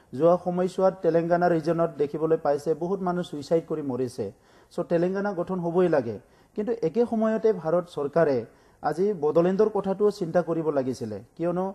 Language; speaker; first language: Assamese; non-native, local second language; Bodo